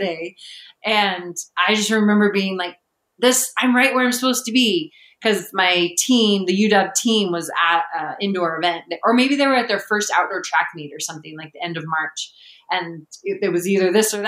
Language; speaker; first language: English; native; English